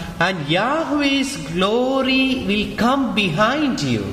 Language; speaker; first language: English; non-native, local second language; Malayalam